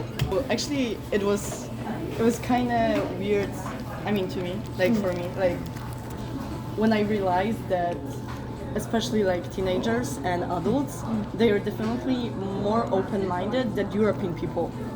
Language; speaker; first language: English; non-native, fluent; Polish